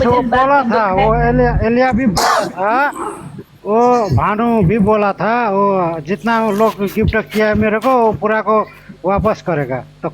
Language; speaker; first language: Hindi; non-native, learner; Nepali